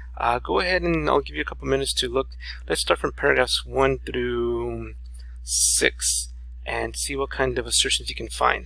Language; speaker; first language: English; native; English